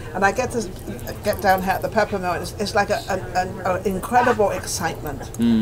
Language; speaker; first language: English; native; English